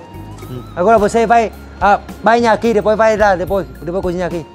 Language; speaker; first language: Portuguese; non-native, learner; Vietnamese